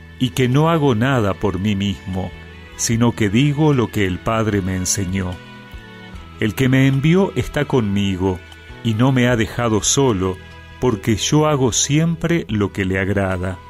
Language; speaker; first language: Spanish; native; Spanish